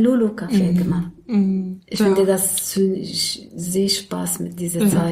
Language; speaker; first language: German; non-native, learner; Arabic